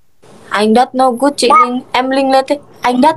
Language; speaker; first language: Vietnamese; non-native, learner; Indonesian